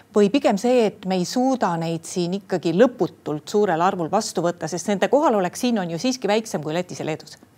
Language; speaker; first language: Estonian; native; Estonian